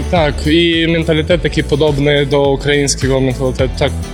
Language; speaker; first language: Polish; non-native, learner; Ukrainian